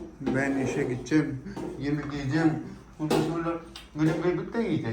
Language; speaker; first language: Turkish; non-native, learner; Urdu